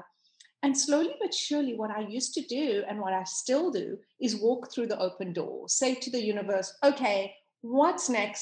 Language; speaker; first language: English; native; English